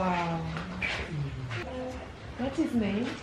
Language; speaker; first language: English; non-native, fluent; French